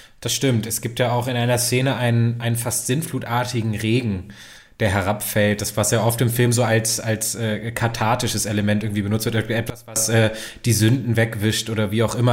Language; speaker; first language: German; native; German